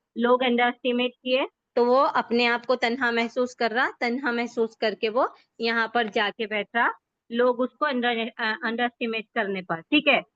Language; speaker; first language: Hindi; native; Hindi